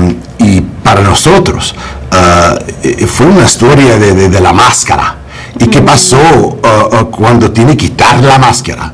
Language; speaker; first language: Spanish; early bilingual, heritage; English